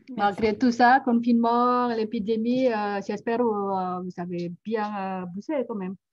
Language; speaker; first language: French; non-native, fluent; Indonesian